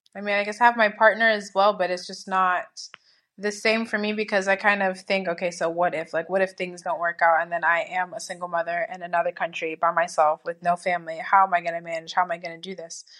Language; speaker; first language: English; native; English